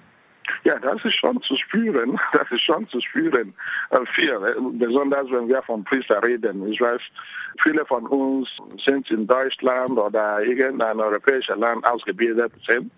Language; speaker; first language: German; non-native, fluent; Igbo